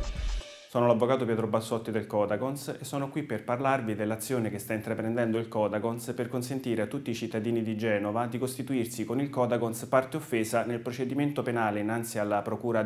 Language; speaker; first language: Italian; native; Italian